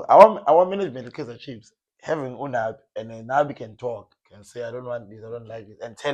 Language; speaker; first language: English; non-native, local second language; Zulu